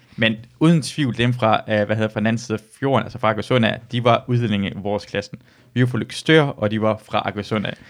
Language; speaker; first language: Danish; early bilingual, other home language; Persian